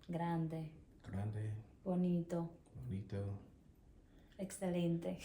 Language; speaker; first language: Spanish; native; Spanish